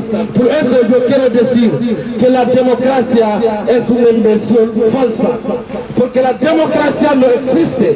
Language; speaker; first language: Spanish; non-native, fluent; Wolof